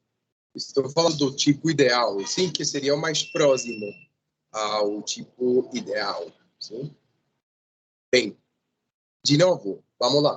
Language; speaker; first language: Portuguese; non-native, fluent; Spanish